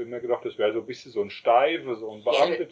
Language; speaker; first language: German; native; German